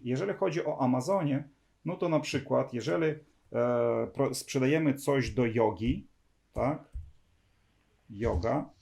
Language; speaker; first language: Polish; non-native, fluent; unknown